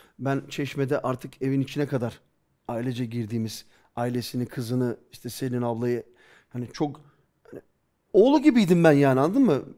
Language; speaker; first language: Turkish; early bilingual, heritage; Turkish